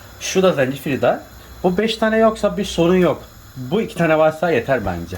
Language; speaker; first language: Turkish; non-native, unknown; Chinese